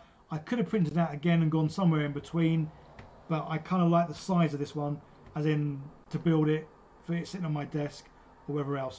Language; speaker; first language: English; native; English